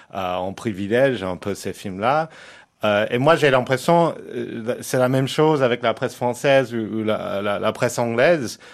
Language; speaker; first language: French; non-native, fluent; English